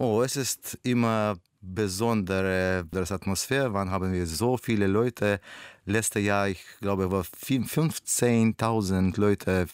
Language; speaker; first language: German; non-native, learner; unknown